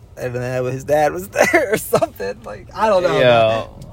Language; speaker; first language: English; native; English